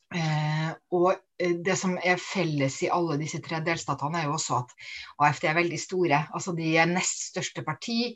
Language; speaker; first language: Norwegian; native; Norwegian